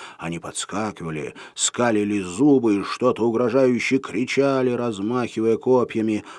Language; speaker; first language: Russian; native; Russian